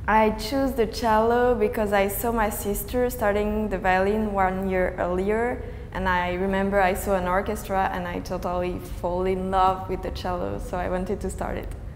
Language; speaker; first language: English; non-native, learner; French